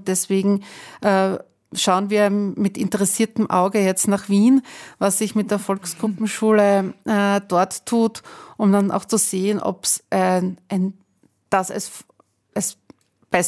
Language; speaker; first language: German; native; German